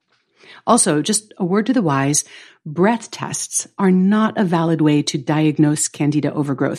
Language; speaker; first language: English; native; English